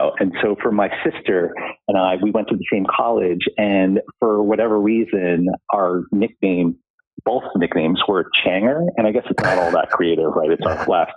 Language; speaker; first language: English; native; English